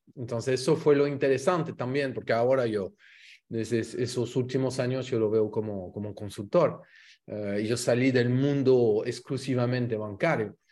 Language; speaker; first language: Spanish; non-native, fluent; French